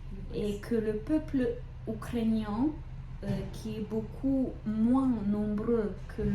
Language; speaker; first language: French; non-native, fluent; Ukrainian